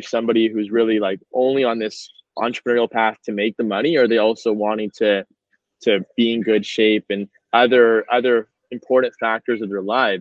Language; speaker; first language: English; native; English